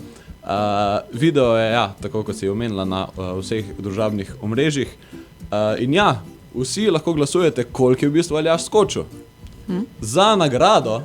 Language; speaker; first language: Slovenian; native; Slovenian